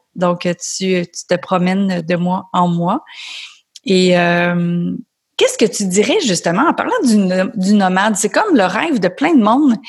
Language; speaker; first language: French; native; French